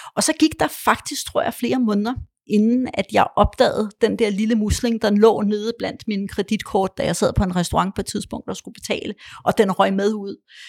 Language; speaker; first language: Danish; early bilingual, other home language; Polish